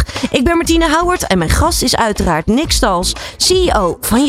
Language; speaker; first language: Dutch; native; Dutch